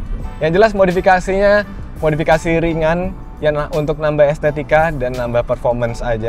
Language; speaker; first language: Indonesian; native; Indonesian